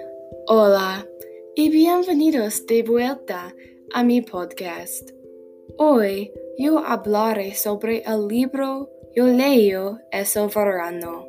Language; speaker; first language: Spanish; non-native, learner; English